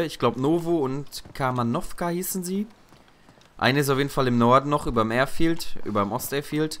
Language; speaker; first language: German; native; German